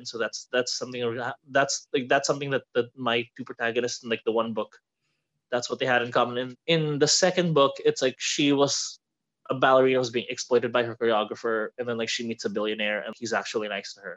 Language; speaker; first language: English; non-native, local second language; Filipino